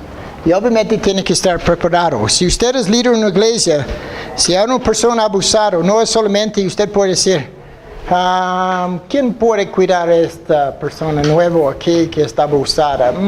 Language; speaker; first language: Spanish; non-native, fluent; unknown